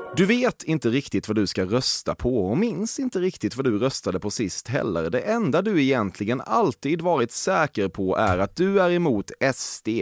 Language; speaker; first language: Swedish; native; Swedish